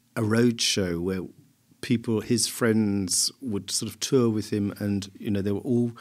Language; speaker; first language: English; native; English